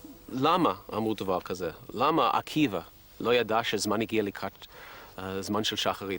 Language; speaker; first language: Hebrew; non-native, fluent; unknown